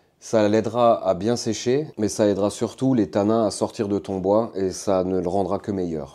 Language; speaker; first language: French; native; French